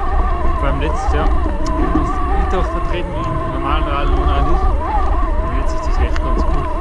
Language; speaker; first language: German; native; German